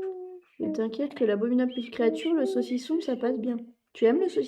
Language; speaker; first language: French; native; French